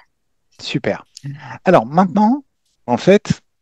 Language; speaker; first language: French; native; French